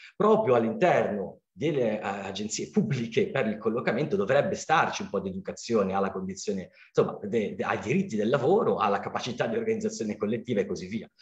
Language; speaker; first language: Italian; native; Italian